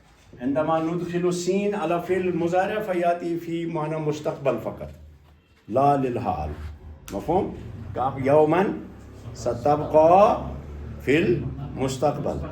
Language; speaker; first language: Arabic; non-native, fluent; Kashmiri